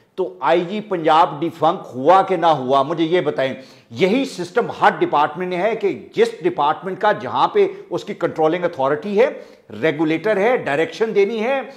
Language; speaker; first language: Urdu; native; Urdu